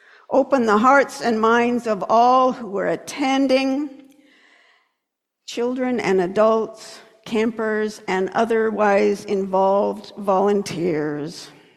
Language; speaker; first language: English; native; English